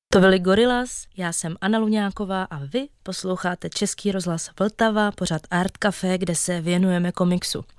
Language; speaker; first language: Czech; native; Czech